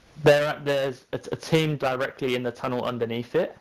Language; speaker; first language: English; native; English